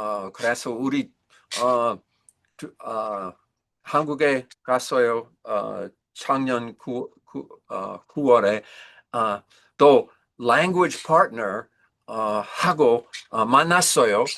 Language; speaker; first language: Korean; non-native, learner; English